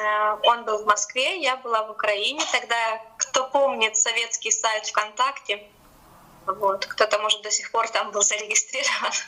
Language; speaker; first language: Russian; native; Russian